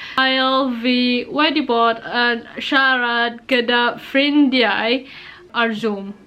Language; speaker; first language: Welsh; non-native, learner; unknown